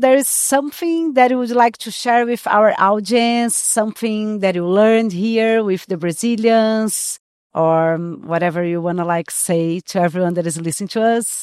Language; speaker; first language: English; non-native, fluent; Portuguese